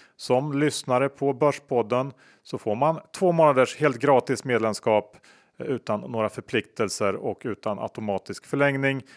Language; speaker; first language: Swedish; native; Swedish